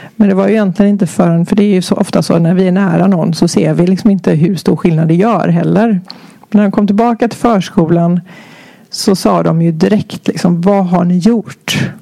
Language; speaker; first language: Swedish; native; Swedish